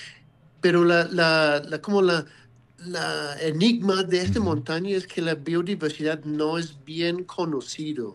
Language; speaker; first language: Spanish; non-native, fluent; English